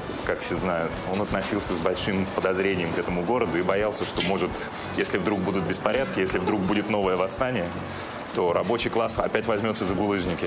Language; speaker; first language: Russian; native; Russian